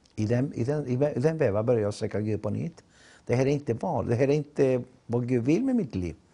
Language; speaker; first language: Swedish; non-native, fluent; Spanish